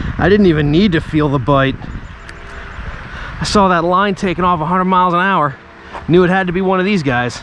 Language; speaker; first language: English; native; English